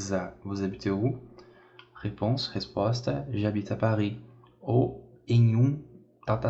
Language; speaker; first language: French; non-native, fluent; Portuguese